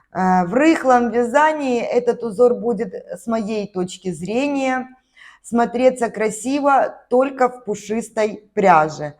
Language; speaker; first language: Russian; native; Russian